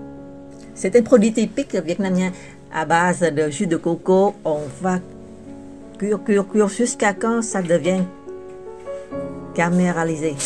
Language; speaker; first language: French; non-native, fluent; Vietnamese